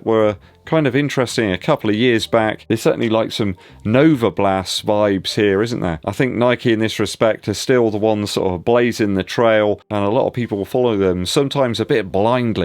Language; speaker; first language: English; native; English